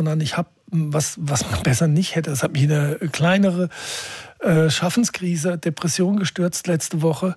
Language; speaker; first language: German; native; German